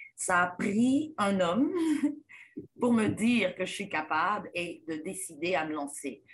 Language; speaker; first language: French; non-native, local second language; Lingala